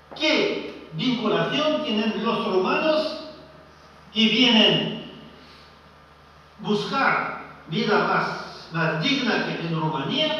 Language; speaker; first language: Spanish; non-native, fluent; French